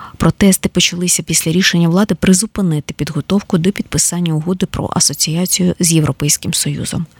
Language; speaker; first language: Ukrainian; native; Ukrainian